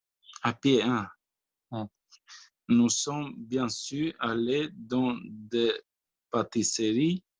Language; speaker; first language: French; non-native, learner; Albanian